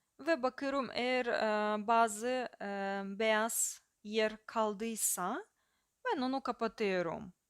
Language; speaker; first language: Turkish; non-native, fluent; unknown